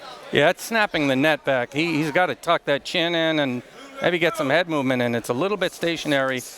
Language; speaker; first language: English; native; English